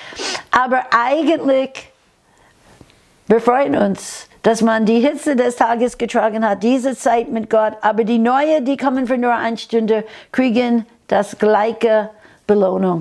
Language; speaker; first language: German; non-native, fluent; English